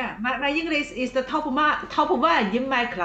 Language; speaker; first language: English; non-native, learner; Chinese